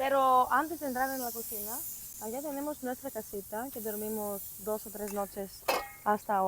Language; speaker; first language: Spanish; non-native, learner; Greek